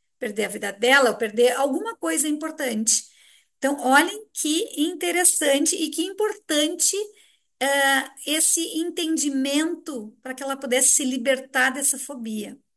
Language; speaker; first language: Portuguese; native; Portuguese